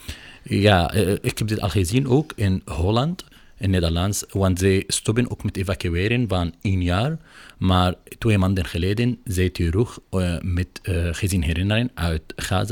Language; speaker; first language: Dutch; non-native, learner; Arabic